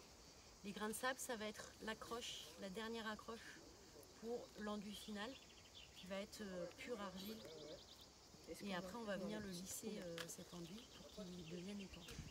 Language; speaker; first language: French; native; French